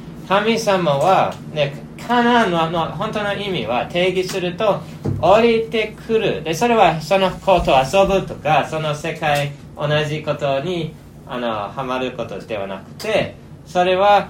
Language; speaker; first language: Japanese; non-native, fluent; English